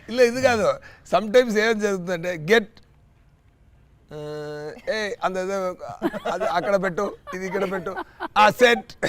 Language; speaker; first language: Telugu; non-native, fluent; Tamil